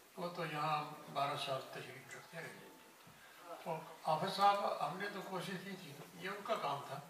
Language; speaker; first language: Urdu; non-native, local second language; Punjabi